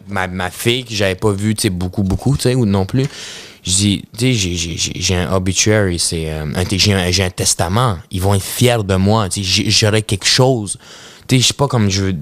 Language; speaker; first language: French; early bilingual, other home language; Russian